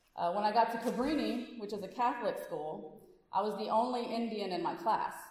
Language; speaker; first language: English; early bilingual, other home language; Hindi